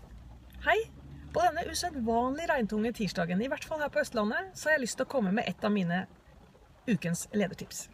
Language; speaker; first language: Norwegian; native; Norwegian